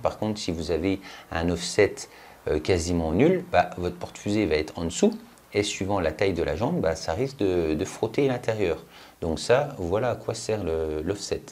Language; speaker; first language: French; native; French